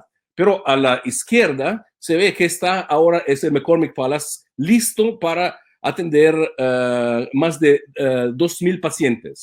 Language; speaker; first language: Spanish; non-native, fluent; Italian